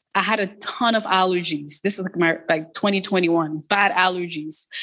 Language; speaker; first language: English; early bilingual, other home language; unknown